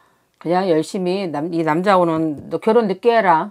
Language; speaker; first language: Korean; native; Korean